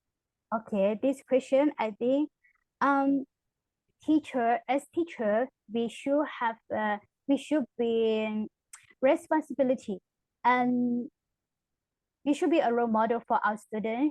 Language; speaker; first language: English; non-native, learner; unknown